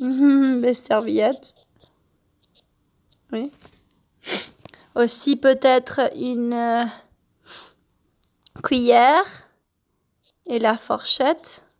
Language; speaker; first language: French; non-native, fluent; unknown